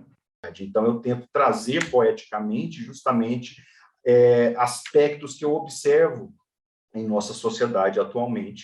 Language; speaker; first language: Portuguese; native; Portuguese